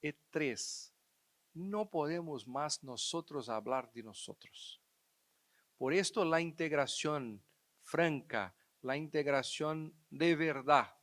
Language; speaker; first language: Spanish; non-native, fluent; Portuguese